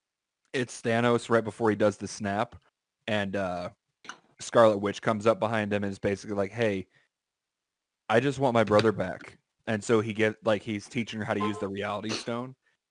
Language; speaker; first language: English; native; English